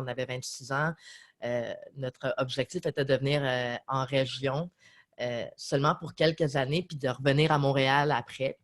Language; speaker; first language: French; native; French